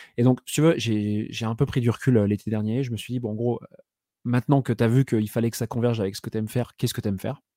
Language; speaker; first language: French; native; French